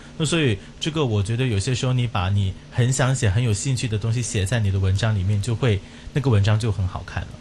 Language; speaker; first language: Chinese; non-native, local second language; Cantonese